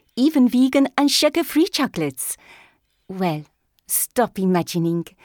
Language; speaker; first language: English; native; English